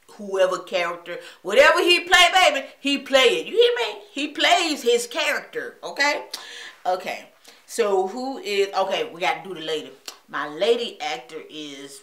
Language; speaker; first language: English; native; English